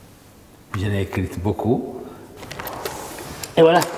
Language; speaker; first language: French; non-native, learner; Italian